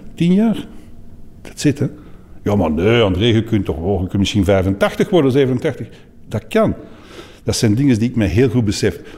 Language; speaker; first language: Dutch; native; Dutch